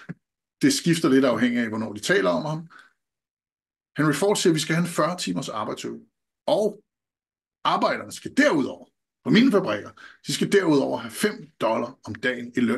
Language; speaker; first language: Danish; native; Danish